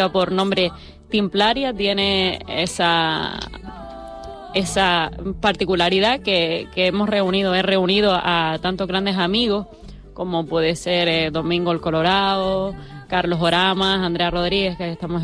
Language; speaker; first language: Spanish; native; Spanish